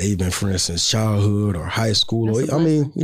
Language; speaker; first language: English; native; English